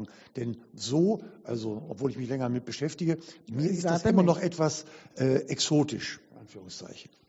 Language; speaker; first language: German; native; German